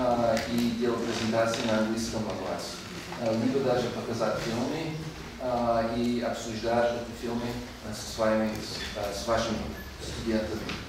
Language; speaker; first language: Russian; non-native, fluent; English